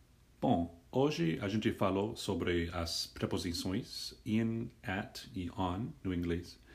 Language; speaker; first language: Portuguese; non-native, fluent; English